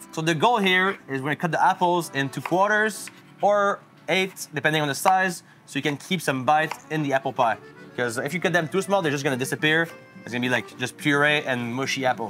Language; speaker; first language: English; non-native, fluent; French